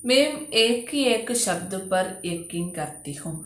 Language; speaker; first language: Hindi; non-native, local second language; Malayalam